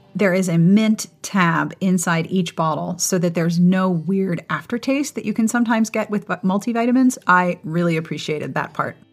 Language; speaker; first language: English; native; English